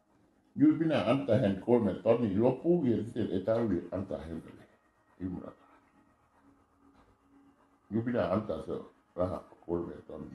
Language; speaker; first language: Finnish; non-native, learner; Thai